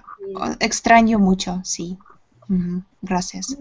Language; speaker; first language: Spanish; non-native, learner; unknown